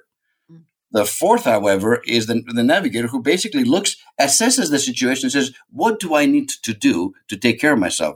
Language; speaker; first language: English; non-native, fluent; Greek